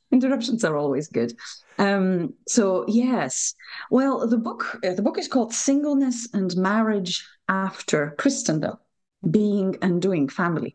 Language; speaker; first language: English; non-native, fluent; Lithuanian